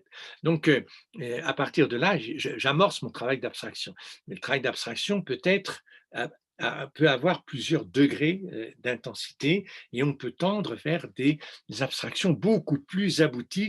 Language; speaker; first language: French; native; French